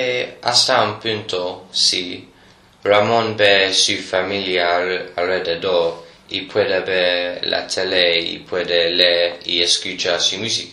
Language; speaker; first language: Spanish; non-native, learner; English